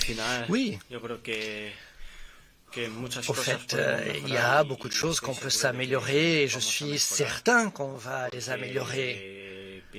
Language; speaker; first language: French; non-native, fluent; Spanish